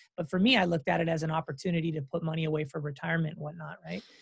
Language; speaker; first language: English; native; English